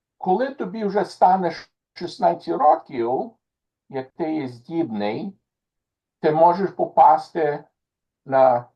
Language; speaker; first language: Ukrainian; early bilingual, heritage; Ukrainian